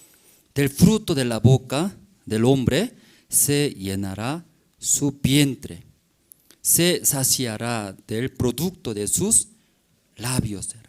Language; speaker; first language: Spanish; non-native, learner; Korean